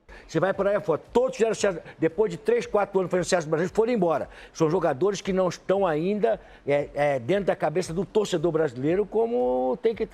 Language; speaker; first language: Portuguese; native; Portuguese